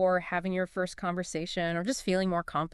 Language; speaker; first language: English; native; English